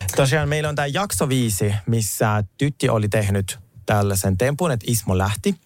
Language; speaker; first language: Finnish; non-native, fluent; Russian